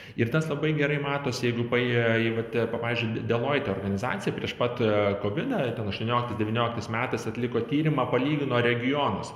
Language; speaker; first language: Lithuanian; native; Lithuanian